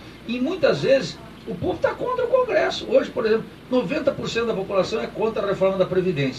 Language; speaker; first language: Portuguese; native; Portuguese